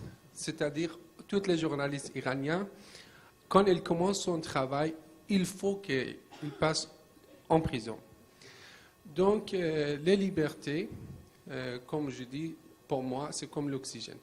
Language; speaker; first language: French; non-native, learner; Persian